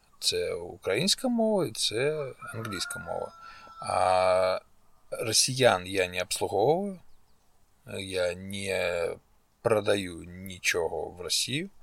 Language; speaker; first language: Ukrainian; non-native, local second language; Russian